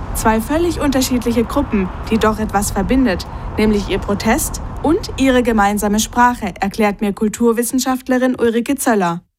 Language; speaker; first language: German; native; German